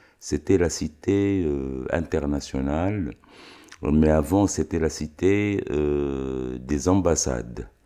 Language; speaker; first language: French; non-native, local second language; Arabic